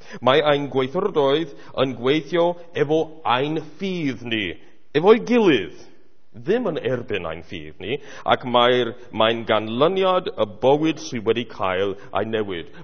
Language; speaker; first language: Welsh; non-native, fluent; English